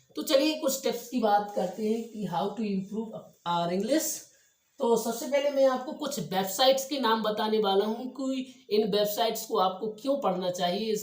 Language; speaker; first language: Hindi; native; Hindi